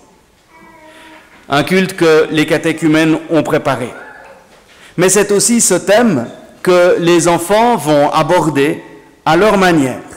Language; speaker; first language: French; native; French